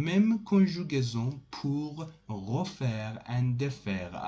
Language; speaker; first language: French; non-native, fluent; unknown